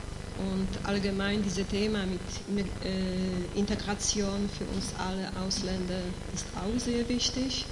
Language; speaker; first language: German; non-native, fluent; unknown